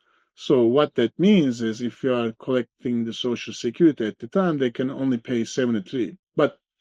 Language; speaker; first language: English; non-native, fluent; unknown